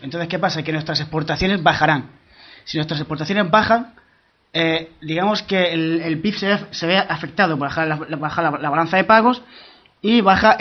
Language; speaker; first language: Spanish; native; Spanish